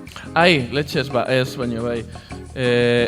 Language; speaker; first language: Basque; native; Basque